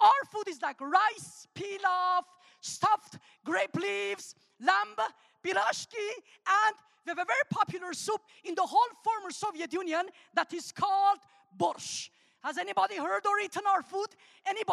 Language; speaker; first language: English; non-native, fluent; Armenian